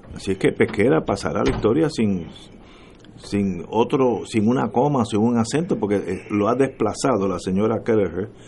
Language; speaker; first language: Spanish; native; Spanish